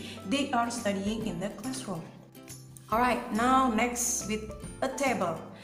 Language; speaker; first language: English; non-native, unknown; Indonesian